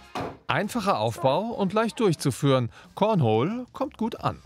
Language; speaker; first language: German; native; German